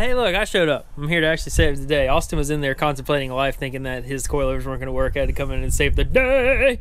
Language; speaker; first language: English; native; English